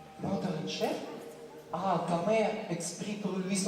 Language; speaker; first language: French; non-native, learner; Russian